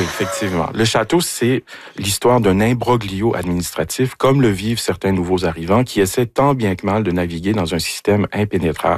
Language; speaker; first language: French; native; French